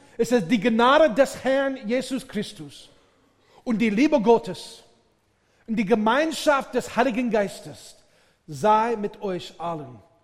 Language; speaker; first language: German; non-native, learner; English